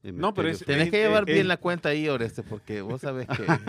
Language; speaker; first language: Spanish; native; Spanish